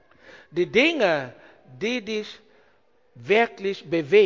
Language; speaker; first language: German; non-native, learner; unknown